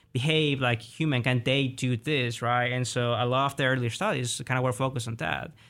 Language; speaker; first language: English; early bilingual, other home language; Spanish